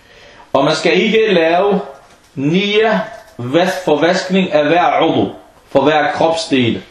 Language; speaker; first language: Danish; non-native, fluent; Arabic